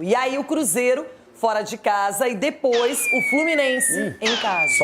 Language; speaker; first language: Portuguese; native; Portuguese